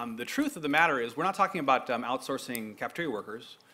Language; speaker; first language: English; native; English